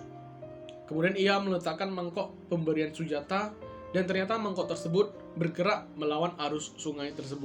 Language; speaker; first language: Indonesian; native; Indonesian